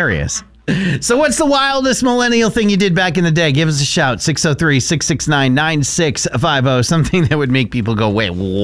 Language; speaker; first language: English; native; English